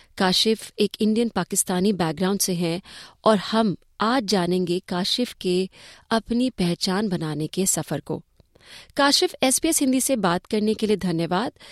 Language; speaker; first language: Hindi; native; Hindi